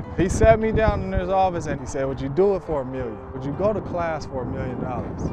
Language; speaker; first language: English; native; English